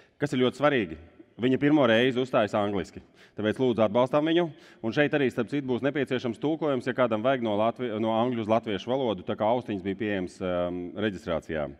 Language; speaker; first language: Latvian; native; Latvian